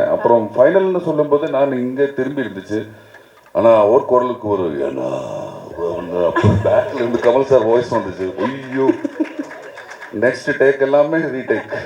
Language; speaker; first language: Tamil; non-native, learner; Malayalam